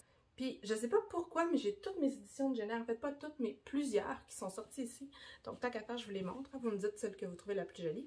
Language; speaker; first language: French; native; French